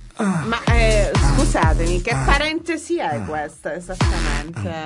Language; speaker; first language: Italian; native; Italian